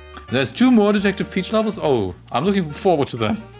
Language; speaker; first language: English; non-native, fluent; German